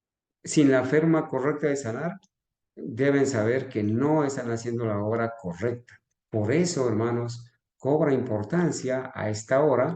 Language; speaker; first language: Spanish; native; Spanish